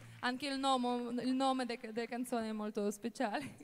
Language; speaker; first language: Italian; non-native, fluent; Russian